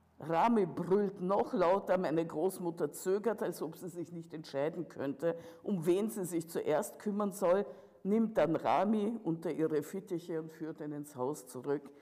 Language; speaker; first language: German; early bilingual, other home language; Russian